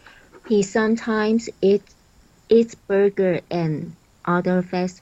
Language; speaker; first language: English; non-native, learner; Chinese